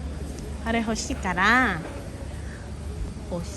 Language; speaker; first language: Japanese; non-native, learner; Filipino